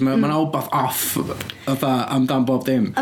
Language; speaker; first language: Welsh; native; Welsh